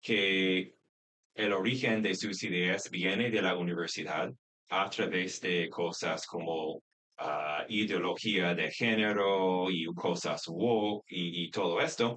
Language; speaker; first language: Spanish; non-native, fluent; English